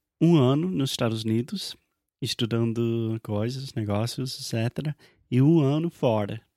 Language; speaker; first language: Portuguese; non-native, fluent; English